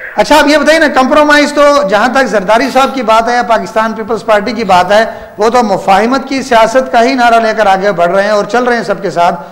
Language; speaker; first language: Urdu; native; Urdu